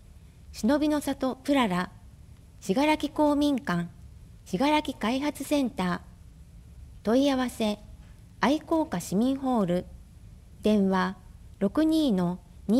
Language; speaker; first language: Japanese; native; Japanese